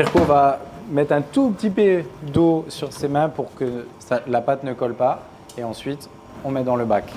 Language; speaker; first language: French; native; French